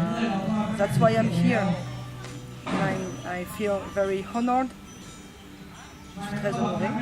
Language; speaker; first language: French; native; French